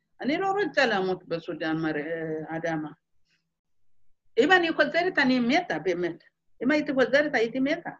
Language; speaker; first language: Hebrew; non-native, fluent; Amharic